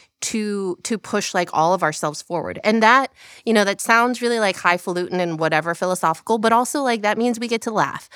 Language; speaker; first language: English; early bilingual, other home language; Korean